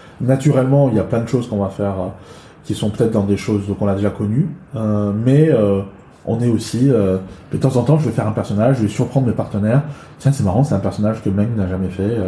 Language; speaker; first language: French; early bilingual, other home language; Chinese